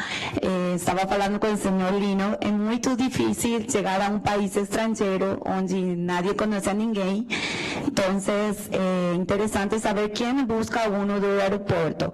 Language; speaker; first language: Portuguese; non-native, learner; Spanish